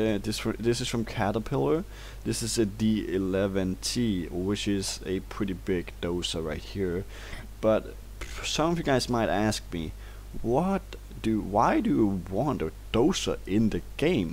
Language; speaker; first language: English; non-native, fluent; Danish